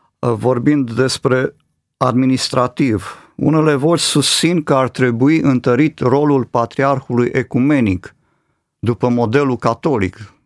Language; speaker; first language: Romanian; native; Romanian